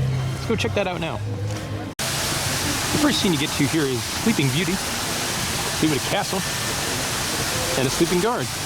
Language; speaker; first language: English; native; English